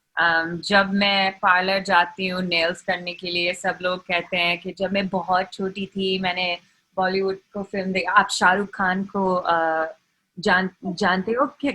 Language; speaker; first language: Hindi; non-native, learner; English